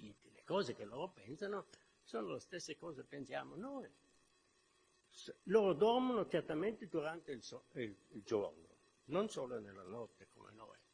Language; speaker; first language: Italian; non-native, fluent; German